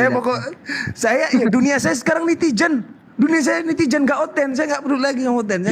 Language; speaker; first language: Indonesian; native; Indonesian